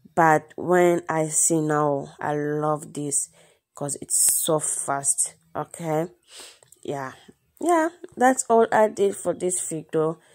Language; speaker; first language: English; non-native, learner; Lingala